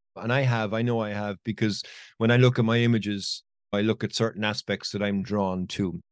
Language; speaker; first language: English; native; English